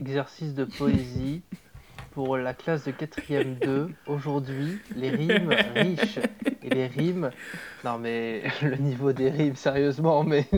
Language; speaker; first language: French; native; French